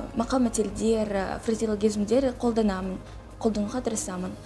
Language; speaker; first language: Kazakh; non-native, local second language; Russian